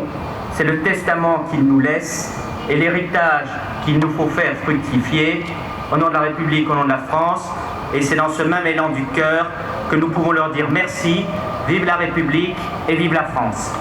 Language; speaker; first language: French; native; French